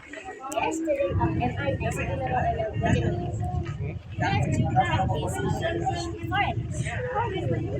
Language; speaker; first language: English; non-native, learner; Indonesian